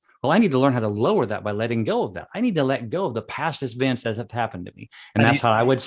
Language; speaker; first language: English; native; English